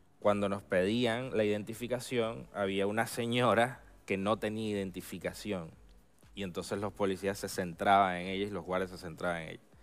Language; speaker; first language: Spanish; native; Spanish